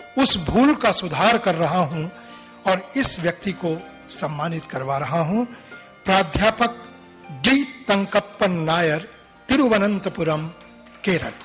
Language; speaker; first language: Hindi; native; Hindi